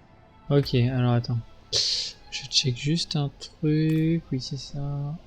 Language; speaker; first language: French; native; French